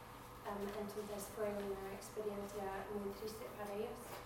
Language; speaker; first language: Spanish; non-native, fluent; English